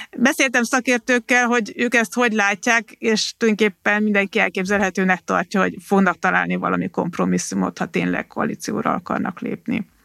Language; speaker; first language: Hungarian; early bilingual, heritage; Hungarian